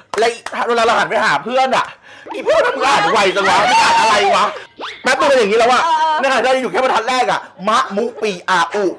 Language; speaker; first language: Thai; native; Thai